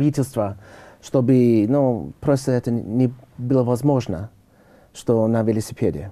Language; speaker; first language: Russian; non-native, learner; English